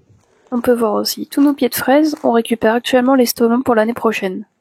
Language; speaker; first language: French; native; French